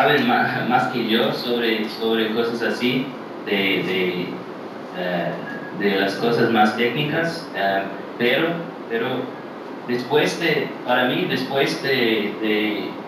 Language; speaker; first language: Spanish; early bilingual, heritage; English